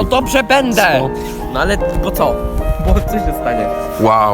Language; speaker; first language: Polish; native; Polish